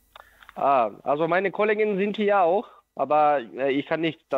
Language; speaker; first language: German; non-native, learner; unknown